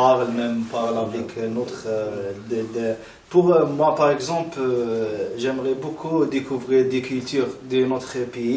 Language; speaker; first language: French; non-native, learner; Arabic